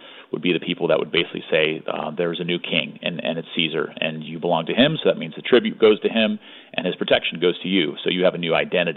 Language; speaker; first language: English; native; English